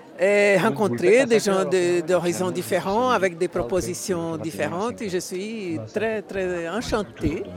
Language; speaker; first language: French; non-native, fluent; Portuguese